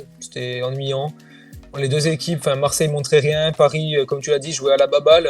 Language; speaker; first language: French; native; French